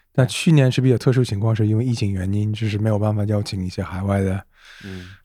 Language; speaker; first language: Chinese; non-native, fluent; English